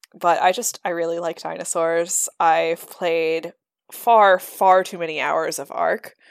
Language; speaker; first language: English; native; English